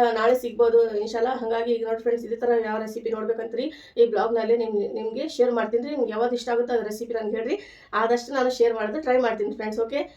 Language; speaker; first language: Kannada; native; Kannada